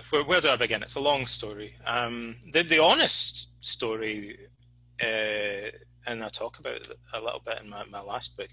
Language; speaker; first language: English; native; English